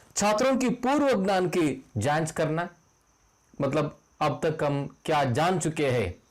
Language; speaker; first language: Hindi; non-native, local second language; Kannada